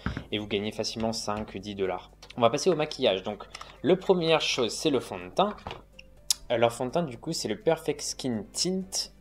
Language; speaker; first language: French; native; French